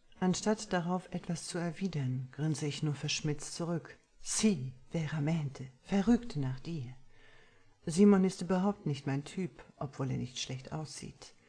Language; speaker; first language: German; native; German